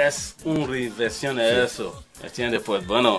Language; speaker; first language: Spanish; non-native, learner; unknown